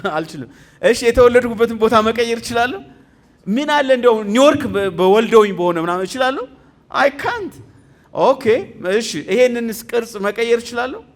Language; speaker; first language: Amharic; native; Amharic